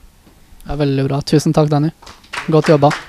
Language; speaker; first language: Norwegian; early bilingual, other home language; Urdu